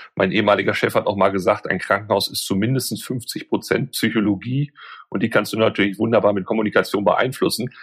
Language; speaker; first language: German; native; German